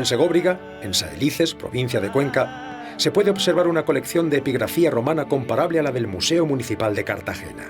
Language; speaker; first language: Spanish; native; Spanish